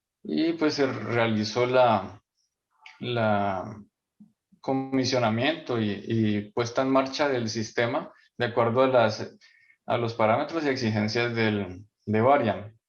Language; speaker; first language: Spanish; native; Spanish